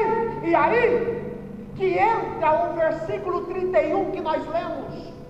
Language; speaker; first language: Portuguese; native; Portuguese